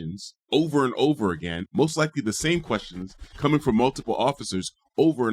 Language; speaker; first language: English; native; English